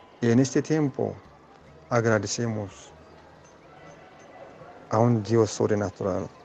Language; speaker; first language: Spanish; non-native, learner; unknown